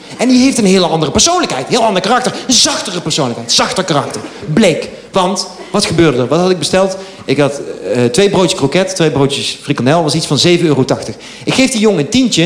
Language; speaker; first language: Dutch; native; Dutch